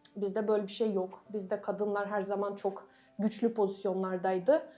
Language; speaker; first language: Turkish; non-native, fluent; Russian